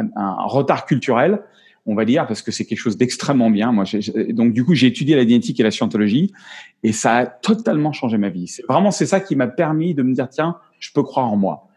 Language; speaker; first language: French; native; French